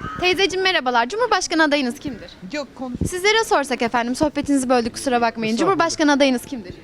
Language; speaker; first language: Turkish; native; Turkish